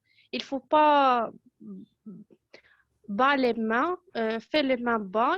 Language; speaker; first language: French; non-native, local second language; Arabic